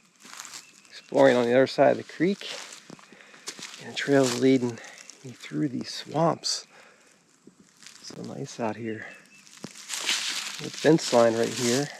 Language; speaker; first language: English; native; English